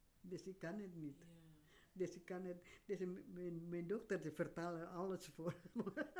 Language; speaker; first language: Dutch; non-native, learner; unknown